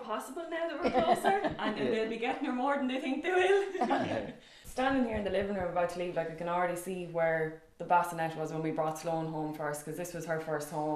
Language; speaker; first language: English; native; English